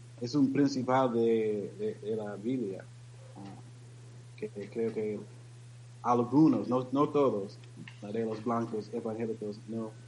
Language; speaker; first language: Spanish; non-native, learner; English